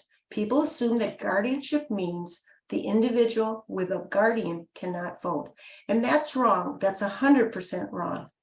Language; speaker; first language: English; native; English